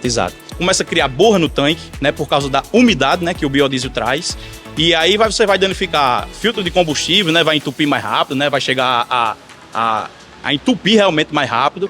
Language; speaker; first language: Portuguese; native; Portuguese